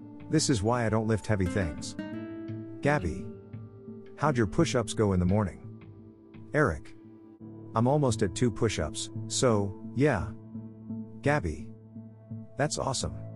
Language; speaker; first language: English; early bilingual, other home language; Spanish